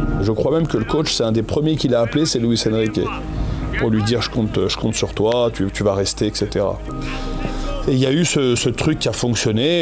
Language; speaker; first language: French; native; French